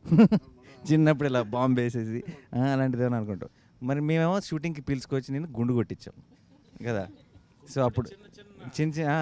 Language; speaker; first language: Telugu; native; Telugu